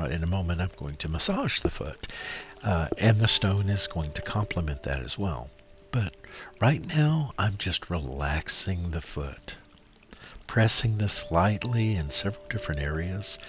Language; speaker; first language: English; native; English